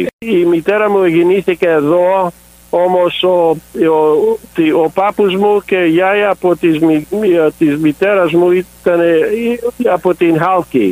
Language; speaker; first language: Greek; early bilingual, heritage; English